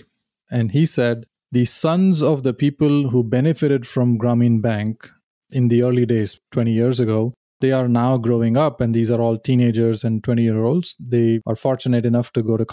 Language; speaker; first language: English; non-native, local second language; Tamil